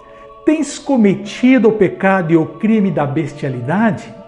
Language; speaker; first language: Portuguese; native; Portuguese